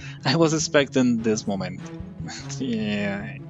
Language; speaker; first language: English; non-native, fluent; Spanish